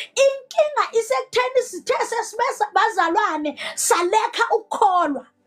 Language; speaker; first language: Zulu; non-native, local second language; Southern Sotho